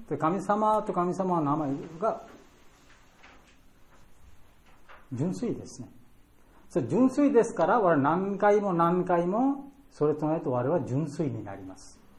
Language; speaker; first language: Japanese; non-native, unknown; Bangla